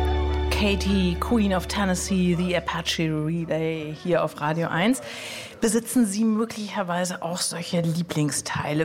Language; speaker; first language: German; native; German